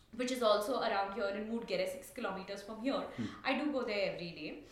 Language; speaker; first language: English; non-native, local second language; Tulu